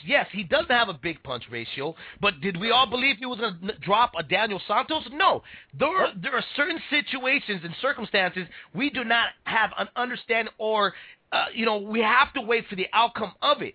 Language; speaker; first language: English; native; English